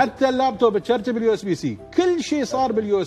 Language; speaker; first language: Arabic; native; Arabic